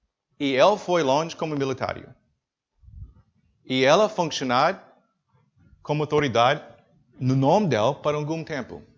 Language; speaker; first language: Portuguese; non-native, learner; English